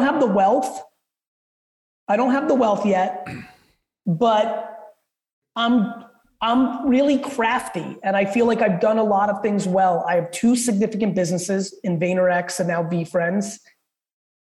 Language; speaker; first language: English; early bilingual, other home language; Russian